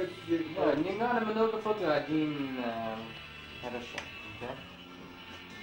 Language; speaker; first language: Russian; non-native, learner; English